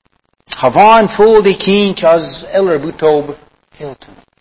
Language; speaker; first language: Hungarian; non-native, fluent; English